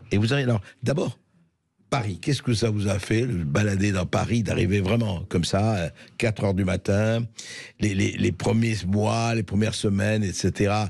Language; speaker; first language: French; native; French